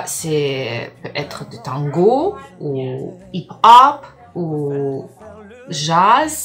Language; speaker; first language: French; non-native, learner; Russian